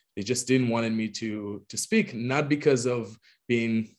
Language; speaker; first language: English; non-native, fluent; Hebrew